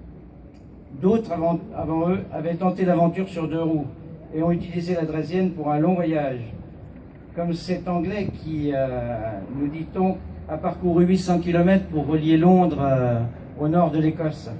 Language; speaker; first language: French; native; French